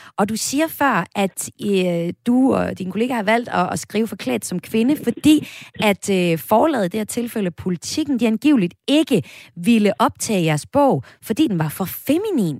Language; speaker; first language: Danish; native; Danish